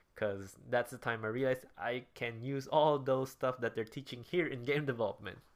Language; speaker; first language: English; non-native, local second language; Cebuano